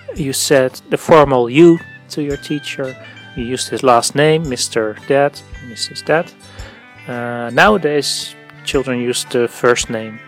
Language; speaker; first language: English; non-native, fluent; Dutch